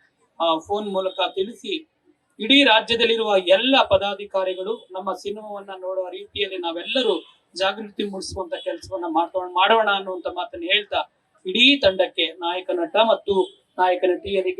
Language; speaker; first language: Kannada; native; Kannada